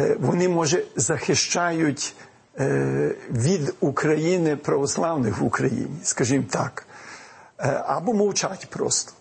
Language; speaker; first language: Ukrainian; early bilingual, heritage; Ukrainian